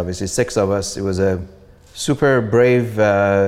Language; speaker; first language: English; non-native, fluent; Persian